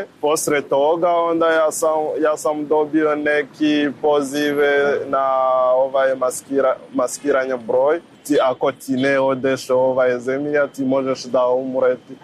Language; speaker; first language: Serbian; non-native, learner; Rundi